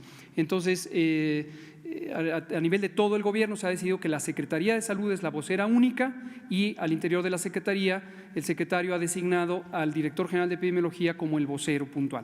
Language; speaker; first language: Spanish; native; Spanish